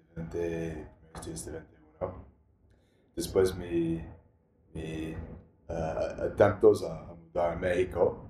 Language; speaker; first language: Spanish; non-native, learner; English